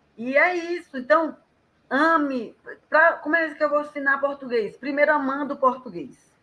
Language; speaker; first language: Portuguese; native; Portuguese